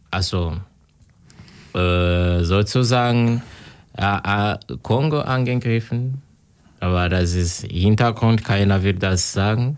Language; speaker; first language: German; non-native, learner; Kinyarwanda